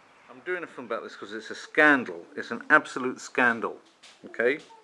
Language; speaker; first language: English; native; English